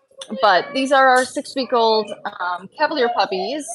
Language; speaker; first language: English; native; English